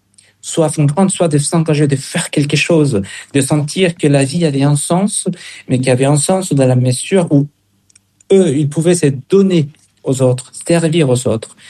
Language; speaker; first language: French; non-native, fluent; Spanish